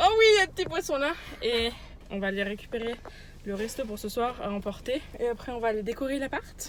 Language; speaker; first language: French; native; French